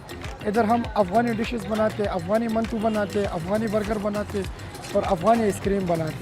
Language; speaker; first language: Hindi; non-native, local second language; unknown